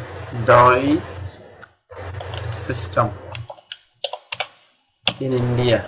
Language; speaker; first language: English; non-native, local second language; Hindi